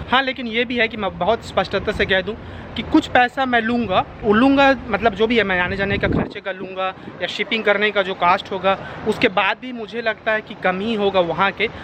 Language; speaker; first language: Hindi; native; Hindi